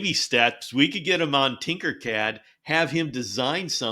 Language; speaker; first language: English; native; English